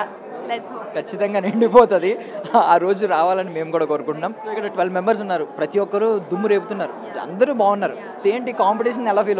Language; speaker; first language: Telugu; native; Telugu